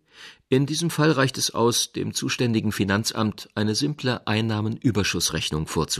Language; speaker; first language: German; native; German